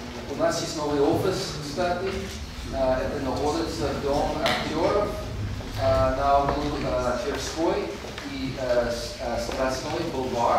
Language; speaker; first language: Russian; non-native, fluent; English